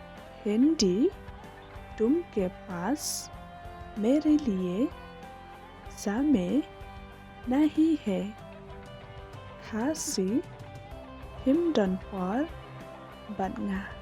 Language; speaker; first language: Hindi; non-native, local second language; Khasi